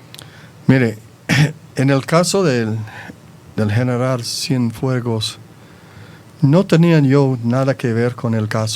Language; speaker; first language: Spanish; non-native, fluent; English